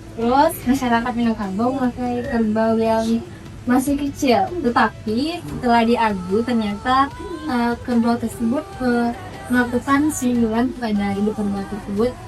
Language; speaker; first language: Indonesian; native; Indonesian